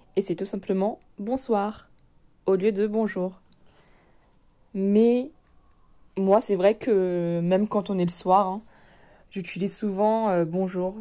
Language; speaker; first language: French; native; French